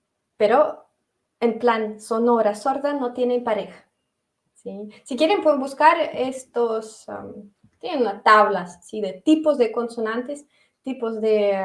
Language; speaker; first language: Spanish; non-native, fluent; Russian